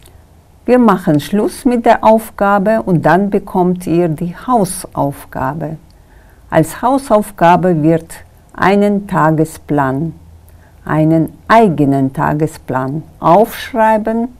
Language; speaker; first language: German; non-native, fluent; Kyrgyz